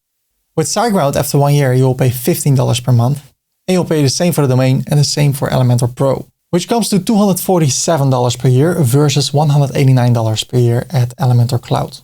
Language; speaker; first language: English; non-native, fluent; Dutch